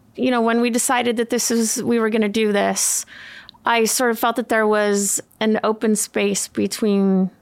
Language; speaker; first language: English; early bilingual, other home language; Swedish